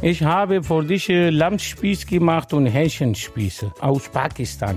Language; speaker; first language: German; non-native, learner; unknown